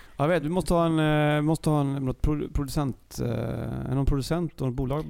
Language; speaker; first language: Swedish; native; Swedish